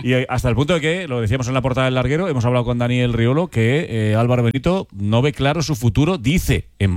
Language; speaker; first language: Spanish; native; Spanish